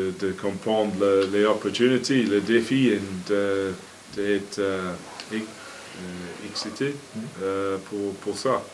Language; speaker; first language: French; non-native, fluent; English